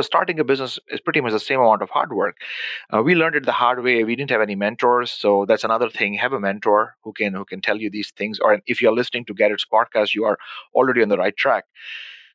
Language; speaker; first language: English; non-native, local second language; Urdu